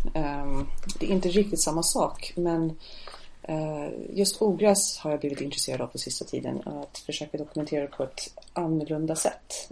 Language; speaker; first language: Swedish; non-native, fluent; English